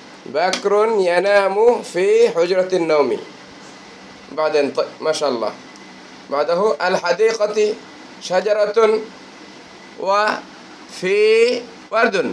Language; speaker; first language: Arabic; non-native, fluent; Bangla